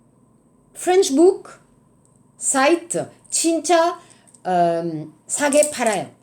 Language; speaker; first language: Korean; non-native, learner; French